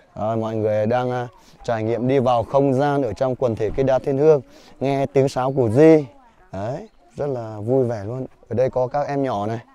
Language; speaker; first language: Vietnamese; non-native, local second language; Hmong